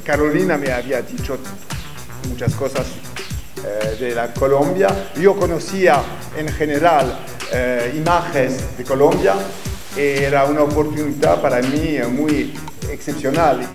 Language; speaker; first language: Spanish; non-native, learner; French